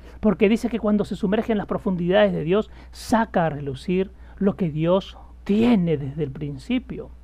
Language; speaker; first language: Spanish; native; Spanish